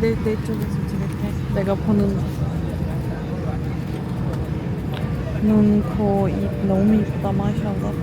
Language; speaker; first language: Korean; non-native, fluent; Turkish